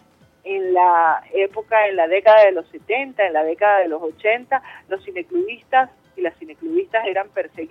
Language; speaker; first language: Spanish; native; Spanish